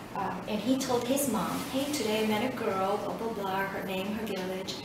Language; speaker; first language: English; early bilingual, other home language; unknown